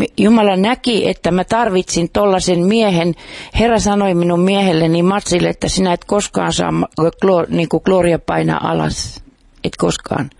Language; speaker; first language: Finnish; non-native, fluent; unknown